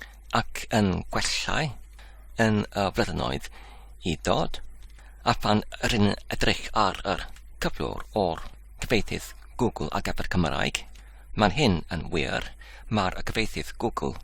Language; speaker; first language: Welsh; non-native, learner; English